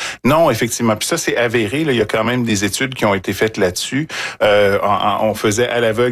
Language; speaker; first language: French; native; French